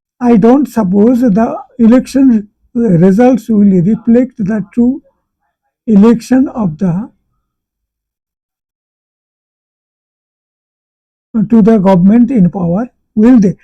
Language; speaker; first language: English; non-native, local second language; Bangla